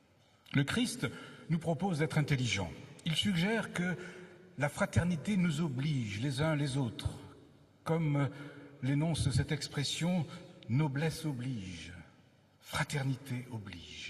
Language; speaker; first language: French; native; French